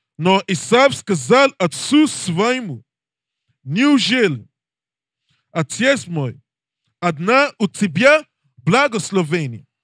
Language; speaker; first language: Russian; non-native, learner; English